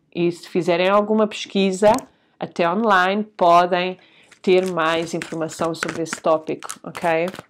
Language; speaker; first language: Portuguese; early bilingual, heritage; Portuguese